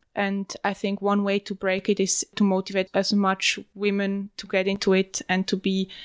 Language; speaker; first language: English; non-native, fluent; German